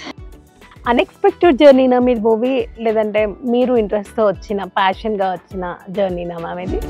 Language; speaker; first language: Telugu; native; Telugu